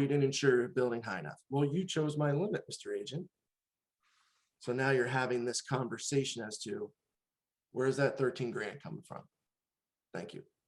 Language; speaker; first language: English; native; English